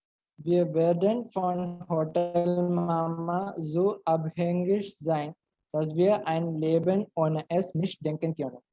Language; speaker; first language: German; non-native, learner; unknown